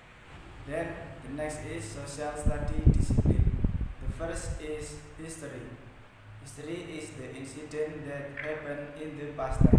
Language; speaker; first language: English; non-native, learner; Indonesian